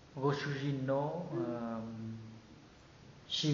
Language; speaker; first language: Japanese; non-native, learner; Vietnamese